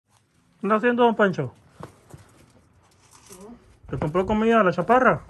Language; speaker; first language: Spanish; native; Spanish